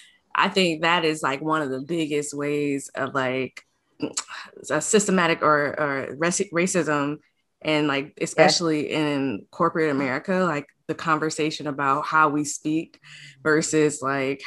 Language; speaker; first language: English; native; English